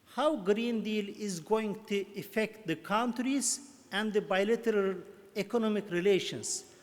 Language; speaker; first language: English; non-native, fluent; Turkish